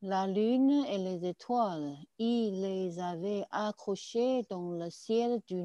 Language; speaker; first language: French; non-native, learner; Chinese